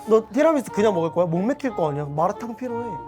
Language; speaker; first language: Korean; native; Korean